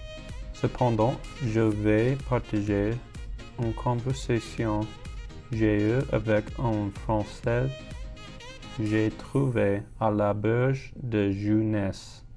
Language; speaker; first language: French; non-native, learner; English